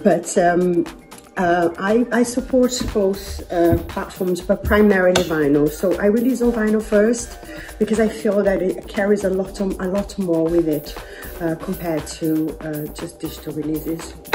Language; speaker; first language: English; non-native, fluent; Portuguese